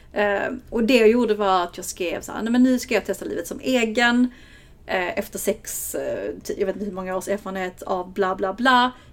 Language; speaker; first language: Swedish; native; Swedish